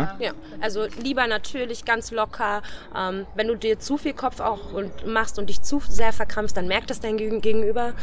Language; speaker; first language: German; native; German